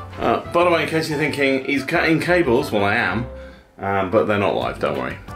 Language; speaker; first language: English; native; English